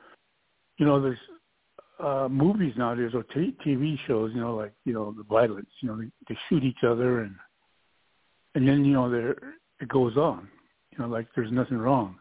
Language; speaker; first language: English; early bilingual, other home language; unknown